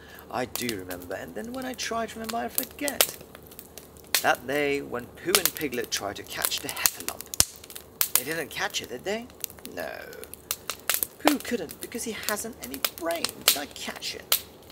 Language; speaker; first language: English; early bilingual, heritage; English